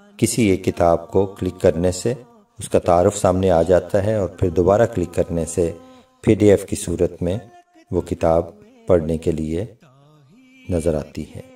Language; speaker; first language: Urdu; native; Urdu